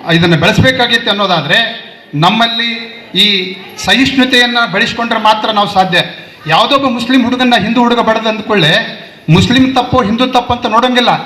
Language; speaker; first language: Kannada; non-native, local second language; Urdu